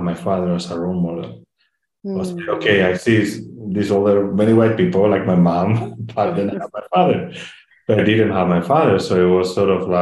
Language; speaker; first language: English; non-native, fluent; Spanish